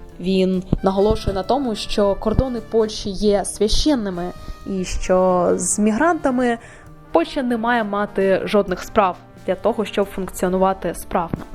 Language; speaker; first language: Ukrainian; native; Ukrainian